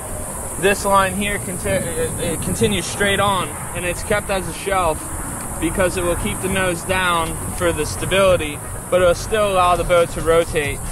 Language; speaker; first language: English; native; English